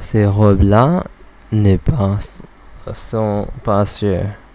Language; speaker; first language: French; non-native, learner; English